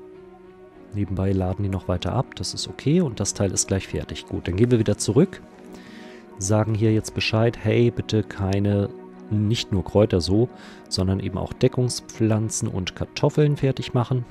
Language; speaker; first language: German; native; German